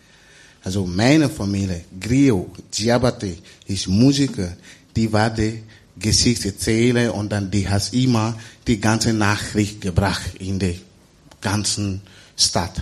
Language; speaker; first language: German; non-native, learner; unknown